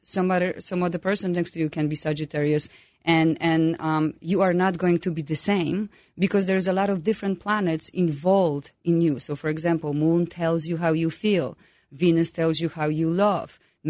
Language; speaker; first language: English; non-native, fluent; Polish